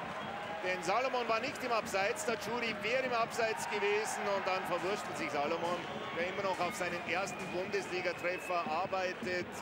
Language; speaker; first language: German; native; German